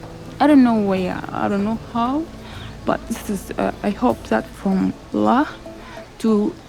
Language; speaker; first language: English; non-native, learner; Arabic